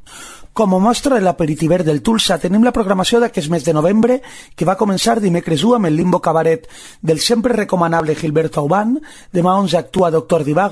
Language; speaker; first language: Catalan; native; Catalan